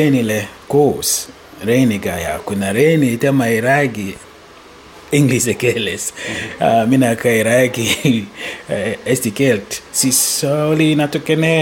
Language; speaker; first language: Estonian; non-native, learner; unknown